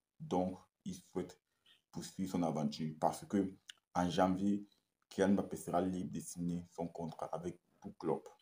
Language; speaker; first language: French; native; French